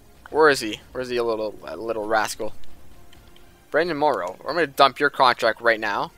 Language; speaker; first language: English; native; English